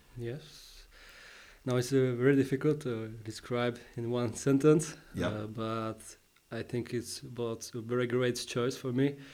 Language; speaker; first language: English; non-native, learner; Czech